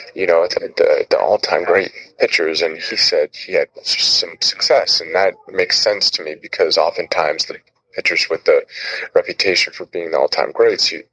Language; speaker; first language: English; native; English